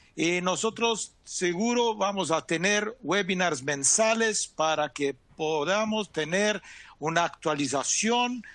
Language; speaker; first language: Spanish; non-native, fluent; Portuguese